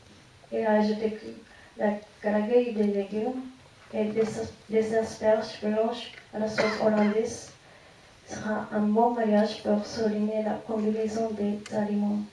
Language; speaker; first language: French; non-native, fluent; Japanese